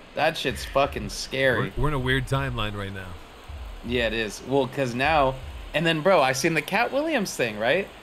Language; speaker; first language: English; native; English